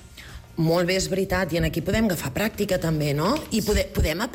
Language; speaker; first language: Catalan; native; Catalan